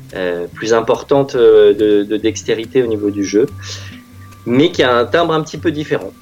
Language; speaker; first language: French; native; French